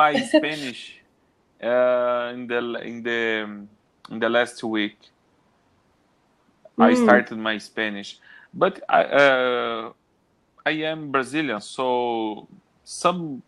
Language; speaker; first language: English; non-native, learner; Portuguese